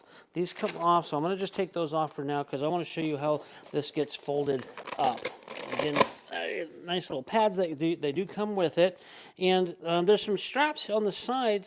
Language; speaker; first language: English; native; English